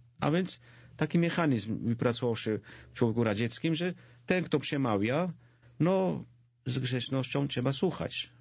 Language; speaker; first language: Polish; non-native, fluent; Georgian